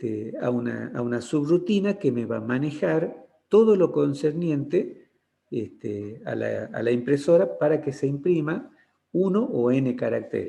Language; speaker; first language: Spanish; native; Spanish